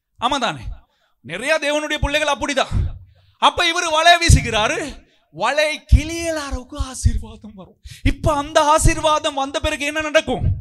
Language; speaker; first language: Tamil; non-native, local second language; Sinhala